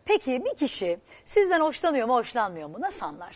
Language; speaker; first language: Turkish; native; Turkish